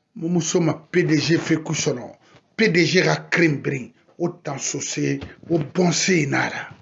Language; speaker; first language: French; non-native, local second language; Susu